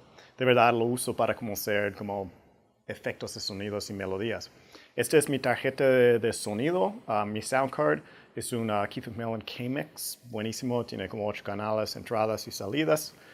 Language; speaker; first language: Spanish; non-native, fluent; English